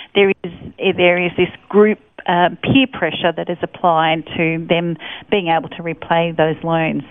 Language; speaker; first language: English; native; English